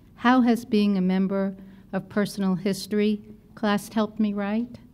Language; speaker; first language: English; native; English